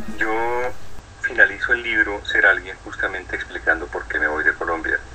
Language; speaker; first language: Spanish; native; Spanish